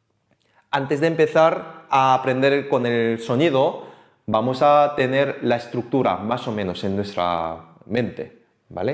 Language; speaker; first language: Spanish; non-native, fluent; Korean